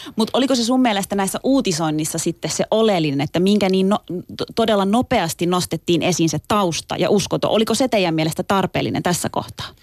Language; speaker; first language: Finnish; early bilingual, other home language; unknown